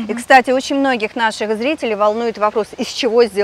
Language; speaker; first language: Russian; native; Russian